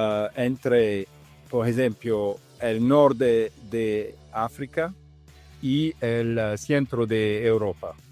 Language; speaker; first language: Spanish; non-native, fluent; Italian